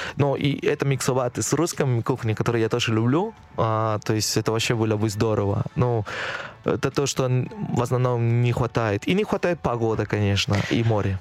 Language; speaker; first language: Russian; non-native, fluent; Spanish